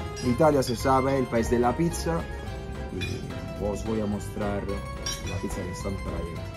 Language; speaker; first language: Spanish; non-native, fluent; Italian